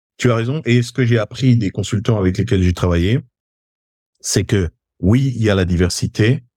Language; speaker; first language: French; native; French